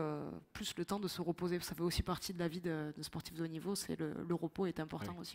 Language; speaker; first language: French; native; French